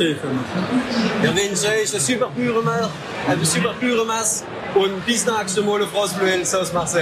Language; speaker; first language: German; native; German